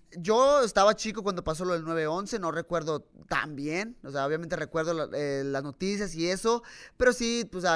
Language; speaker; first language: Spanish; native; Spanish